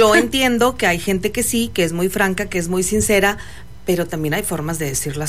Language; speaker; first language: Spanish; native; Spanish